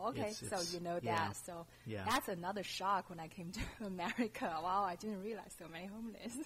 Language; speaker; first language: English; non-native, fluent; Chinese